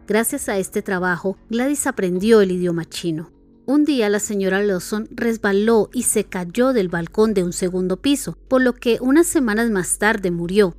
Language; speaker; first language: Spanish; native; Spanish